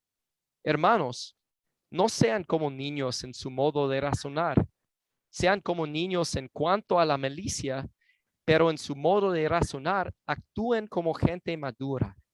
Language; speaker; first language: Spanish; non-native, fluent; English